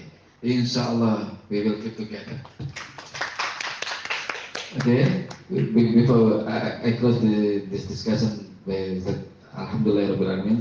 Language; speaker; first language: English; non-native, learner; Indonesian